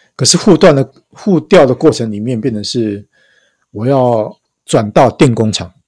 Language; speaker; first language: Chinese; native; Chinese